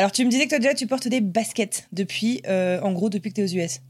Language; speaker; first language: French; native; French